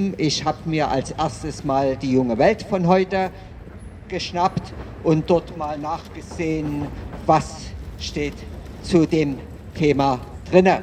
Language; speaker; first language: German; native; German